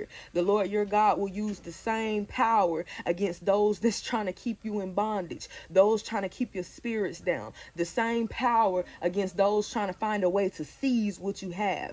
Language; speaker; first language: English; native; English